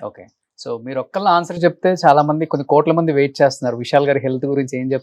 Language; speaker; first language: Telugu; native; Telugu